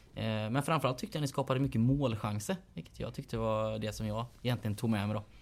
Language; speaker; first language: Swedish; native; Swedish